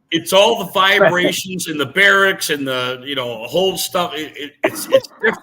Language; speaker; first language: English; native; English